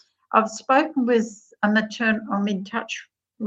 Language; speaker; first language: English; native; English